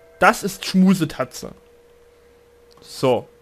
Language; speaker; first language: German; native; German